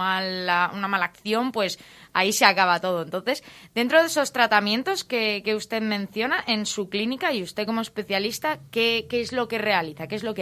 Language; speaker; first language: Spanish; native; Spanish